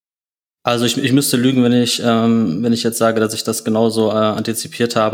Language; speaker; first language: German; native; German